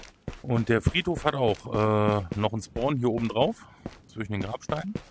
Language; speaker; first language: German; native; German